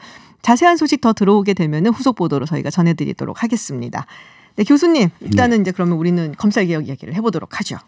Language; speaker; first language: Korean; native; Korean